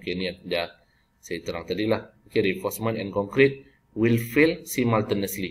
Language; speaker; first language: English; non-native, local second language; Malay